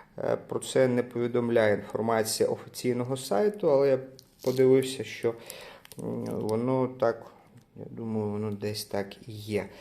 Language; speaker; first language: Ukrainian; non-native, local second language; Russian